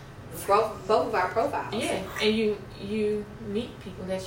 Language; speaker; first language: English; native; English